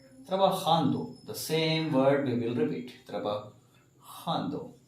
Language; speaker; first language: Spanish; non-native, fluent; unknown